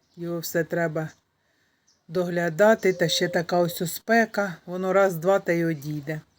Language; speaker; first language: Ukrainian; native; Ukrainian